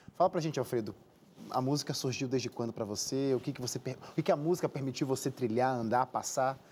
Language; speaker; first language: Portuguese; native; Portuguese